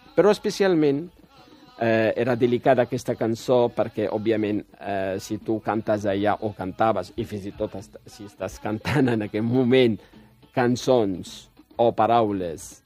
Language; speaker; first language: Catalan; non-native, fluent; Riffian